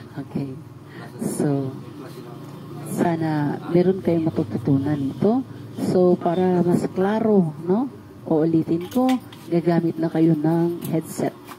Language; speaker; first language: Filipino; non-native, local second language; Cebuano